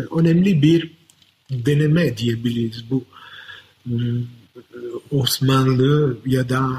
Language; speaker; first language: Turkish; non-native, fluent; Italian